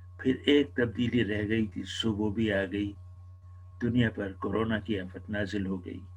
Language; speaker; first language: Urdu; native; Urdu